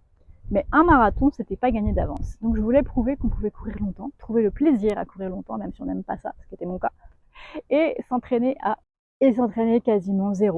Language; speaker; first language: French; native; French